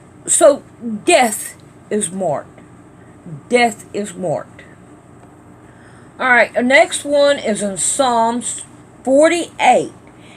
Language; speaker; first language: English; native; English